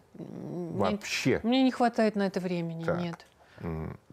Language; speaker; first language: Russian; native; Russian